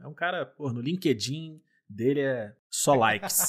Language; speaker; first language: Portuguese; native; Portuguese